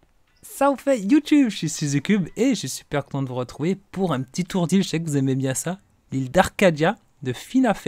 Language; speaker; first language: French; native; French